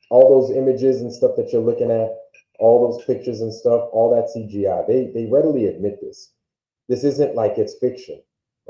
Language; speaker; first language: English; native; English